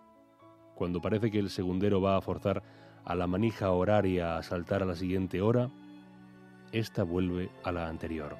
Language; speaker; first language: Spanish; native; Spanish